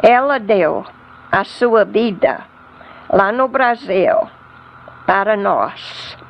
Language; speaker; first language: Portuguese; non-native, fluent; English